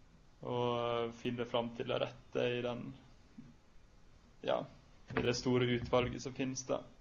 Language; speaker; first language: Norwegian; native; Norwegian